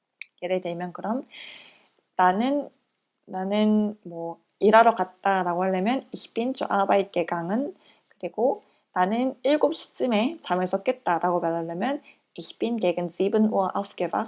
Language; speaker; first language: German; non-native, learner; Korean